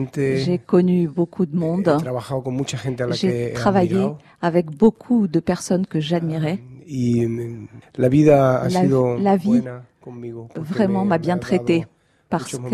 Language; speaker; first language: French; non-native, fluent; Spanish